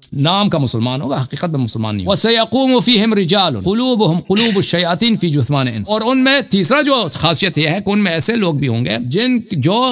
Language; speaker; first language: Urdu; non-native, fluent; Persian